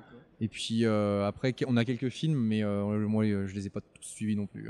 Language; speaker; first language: French; native; French